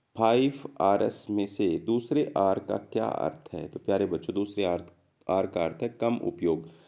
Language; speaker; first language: Hindi; native; Hindi